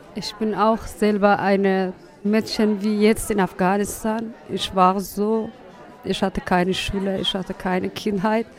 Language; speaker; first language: German; non-native, learner; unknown